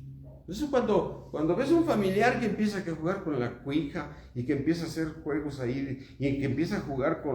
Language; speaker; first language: Spanish; native; Spanish